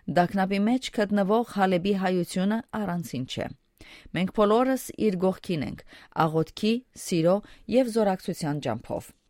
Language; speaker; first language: Armenian; early bilingual, heritage; Armenian